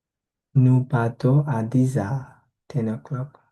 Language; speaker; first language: French; non-native, learner; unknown